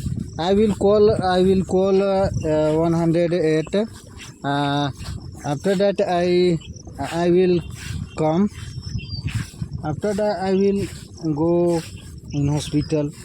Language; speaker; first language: English; non-native, learner; Hindi